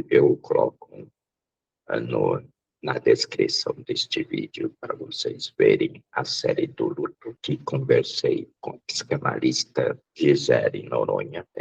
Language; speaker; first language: Portuguese; non-native, local second language; Japanese